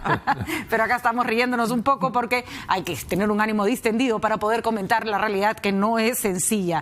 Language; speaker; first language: Spanish; native; Spanish